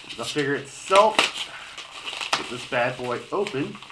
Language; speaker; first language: English; native; English